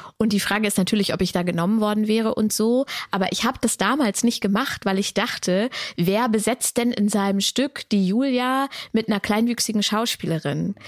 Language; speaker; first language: German; native; German